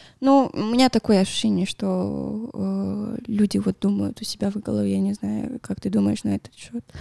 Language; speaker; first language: Russian; non-native, fluent; Spanish